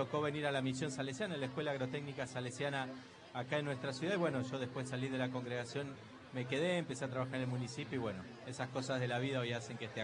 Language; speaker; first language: Spanish; native; Spanish